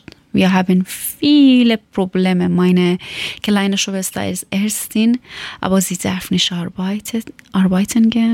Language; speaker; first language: German; non-native, learner; Persian